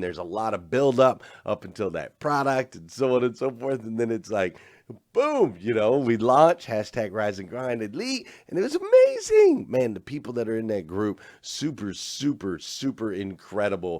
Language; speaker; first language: English; native; English